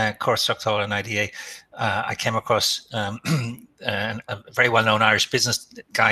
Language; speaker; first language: English; native; English